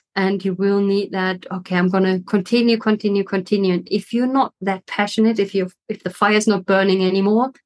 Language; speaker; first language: English; non-native, fluent; German